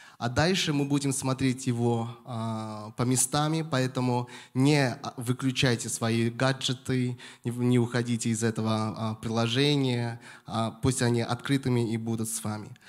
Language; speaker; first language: Russian; non-native, fluent; Korean